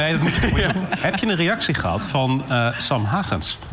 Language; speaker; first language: Dutch; native; Dutch